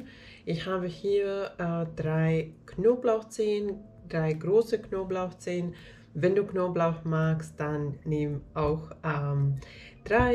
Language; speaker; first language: German; non-native, fluent; Finnish